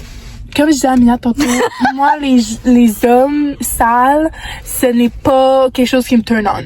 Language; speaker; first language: French; native; French